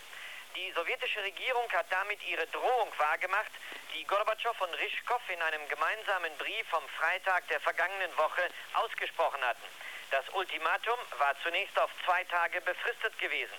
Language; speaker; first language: German; native; German